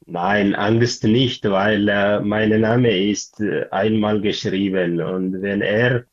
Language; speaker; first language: German; non-native, learner; Tigrinya